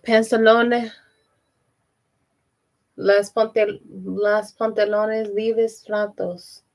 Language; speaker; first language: Spanish; non-native, learner; English